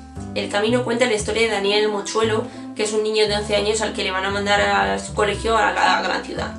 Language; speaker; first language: Spanish; native; Spanish